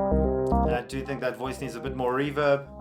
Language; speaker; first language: English; native; English